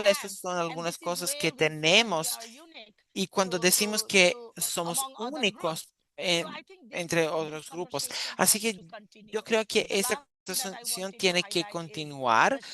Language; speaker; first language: Spanish; non-native, fluent; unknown